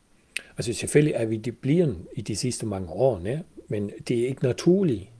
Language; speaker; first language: Danish; non-native, fluent; German